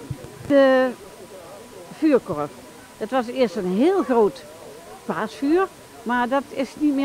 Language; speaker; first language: Dutch; native; Dutch